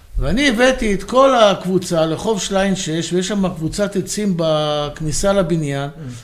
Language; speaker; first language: Hebrew; native; Hebrew